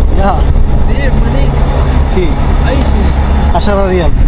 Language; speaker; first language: Arabic; non-native, learner; Bangla